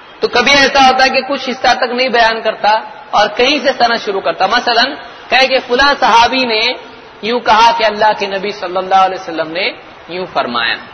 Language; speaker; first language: Urdu; native; Urdu